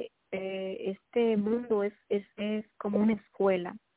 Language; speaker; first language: Spanish; native; Spanish